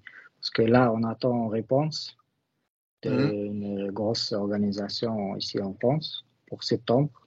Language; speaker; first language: French; non-native, learner; Russian